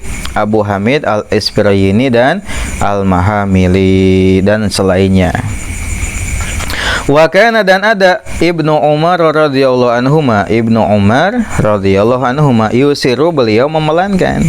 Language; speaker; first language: Indonesian; non-native, local second language; Sundanese